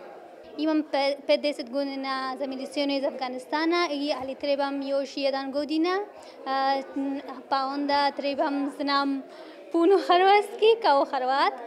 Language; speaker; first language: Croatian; non-native, learner; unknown